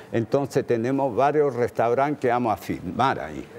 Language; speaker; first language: Spanish; native; Spanish